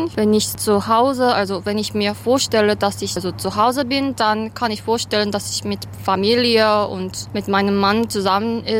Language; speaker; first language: German; non-native, learner; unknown